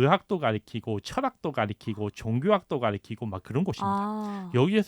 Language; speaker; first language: Korean; native; Korean